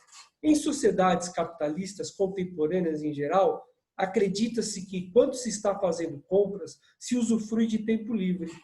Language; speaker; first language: Portuguese; native; Portuguese